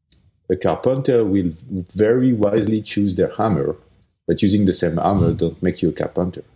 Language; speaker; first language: English; non-native, fluent; French